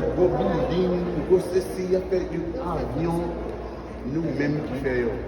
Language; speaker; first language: French; non-native, local second language; Haitian Creole